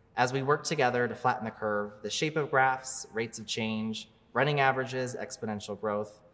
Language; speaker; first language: English; native; English